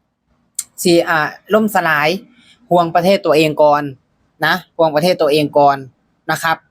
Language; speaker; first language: Thai; non-native, local second language; Lao